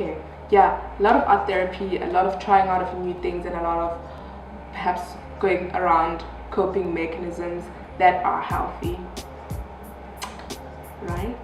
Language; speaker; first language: English; non-native, local second language; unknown